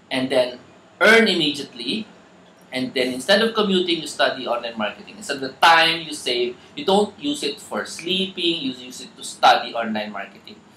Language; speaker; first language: English; non-native, local second language; Filipino